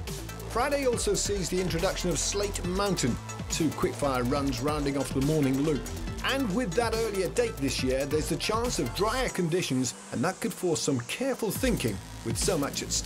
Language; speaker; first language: English; native; English